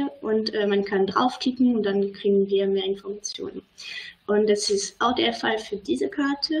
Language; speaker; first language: German; non-native, fluent; French